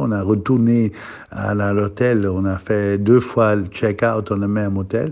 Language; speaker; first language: French; non-native, learner; Dutch